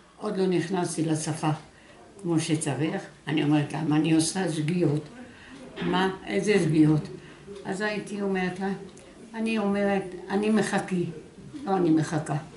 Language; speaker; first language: Hebrew; non-native, fluent; French